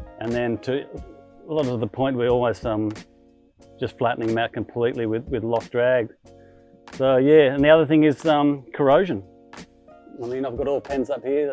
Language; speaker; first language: English; native; English